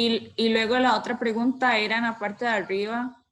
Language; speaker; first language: Spanish; native; Spanish